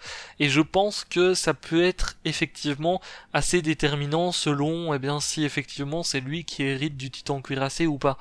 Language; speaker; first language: French; native; French